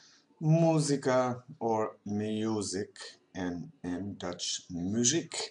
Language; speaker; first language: English; non-native, fluent; Dutch